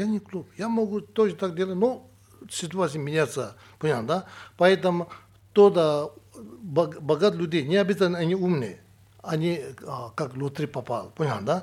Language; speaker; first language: Russian; non-native, learner; Tibetan